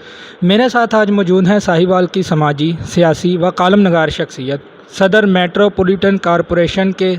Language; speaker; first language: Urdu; non-native, local second language; Punjabi